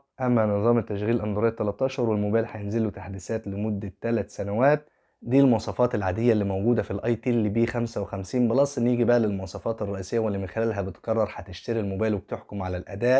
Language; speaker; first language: Arabic; native; Arabic